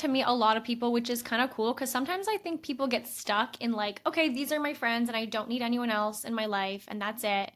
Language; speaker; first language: English; native; English